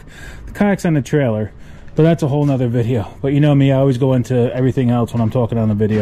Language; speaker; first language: English; native; English